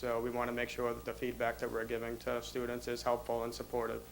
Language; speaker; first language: English; native; English